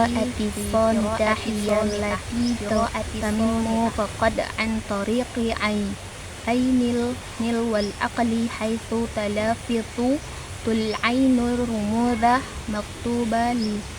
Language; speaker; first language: Arabic; non-native, learner; Indonesian